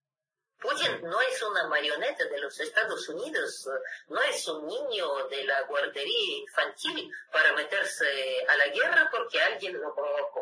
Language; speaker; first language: Spanish; non-native, fluent; Russian